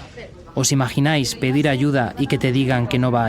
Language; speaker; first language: Spanish; native; Spanish